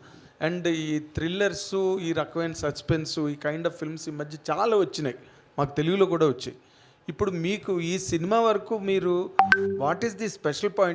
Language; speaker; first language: Telugu; native; Telugu